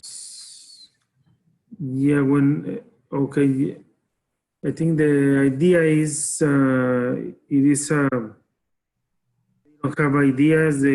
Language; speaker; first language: English; non-native, learner; Spanish